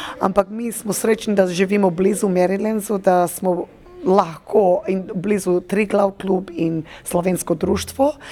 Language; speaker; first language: Slovenian; early bilingual, heritage; Slovenian